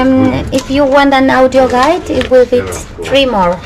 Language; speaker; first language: English; non-native, fluent; Spanish